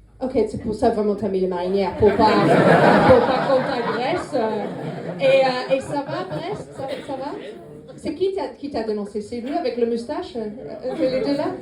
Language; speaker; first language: French; non-native, fluent; English